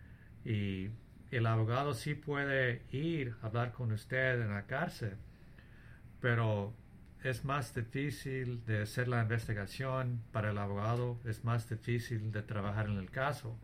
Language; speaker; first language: Spanish; early bilingual, heritage; English